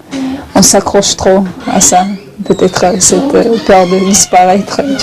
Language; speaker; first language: French; non-native, fluent; Chechen